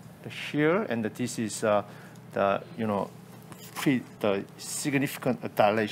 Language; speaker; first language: English; non-native, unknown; Korean